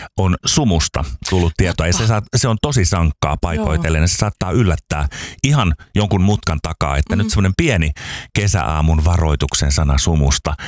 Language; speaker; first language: Finnish; native; Finnish